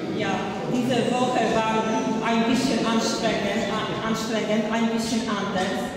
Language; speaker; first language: German; non-native, learner; Polish